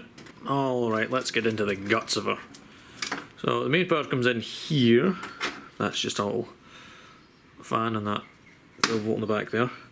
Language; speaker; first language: English; native; English